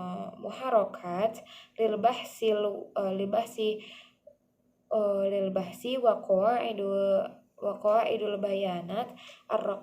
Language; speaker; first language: Arabic; non-native, learner; Indonesian